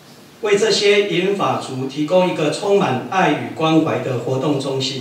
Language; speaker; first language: Chinese; native; Chinese